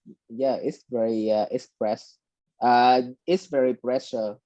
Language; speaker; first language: English; non-native, learner; Vietnamese